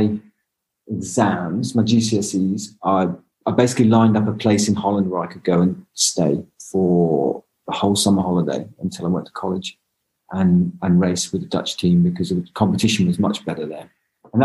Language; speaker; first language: English; native; English